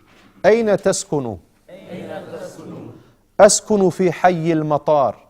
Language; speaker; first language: Arabic; non-native, fluent; English